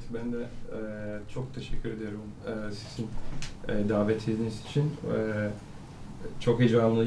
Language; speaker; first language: Turkish; non-native, learner; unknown